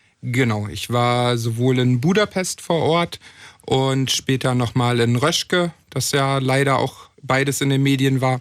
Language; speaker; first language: German; native; German